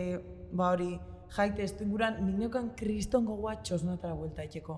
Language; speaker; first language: Basque; native; Basque